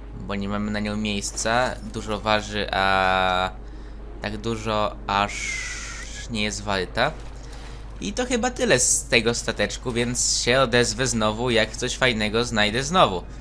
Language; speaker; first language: Polish; native; Polish